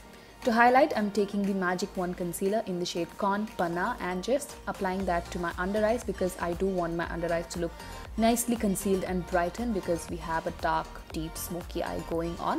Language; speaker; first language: English; non-native, local second language; Tamil